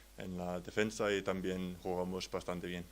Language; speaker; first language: Spanish; non-native, learner; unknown